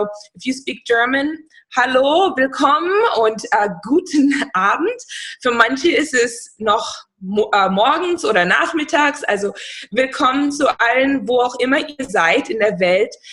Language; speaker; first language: German; non-native, fluent; English